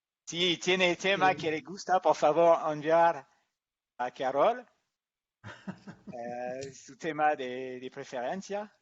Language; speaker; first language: Spanish; non-native, fluent; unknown